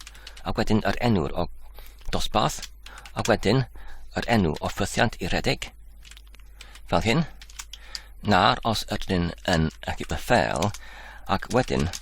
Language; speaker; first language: Welsh; non-native, learner; Polish